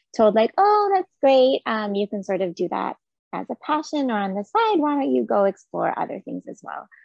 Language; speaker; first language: English; non-native, fluent; Hebrew